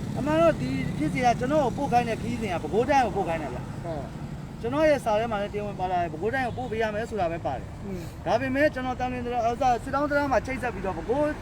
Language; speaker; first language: Burmese; non-native, local second language; Tedim Chin